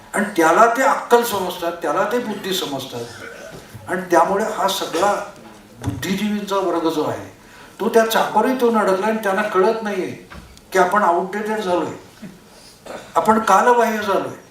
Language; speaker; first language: Marathi; non-native, local second language; Konkani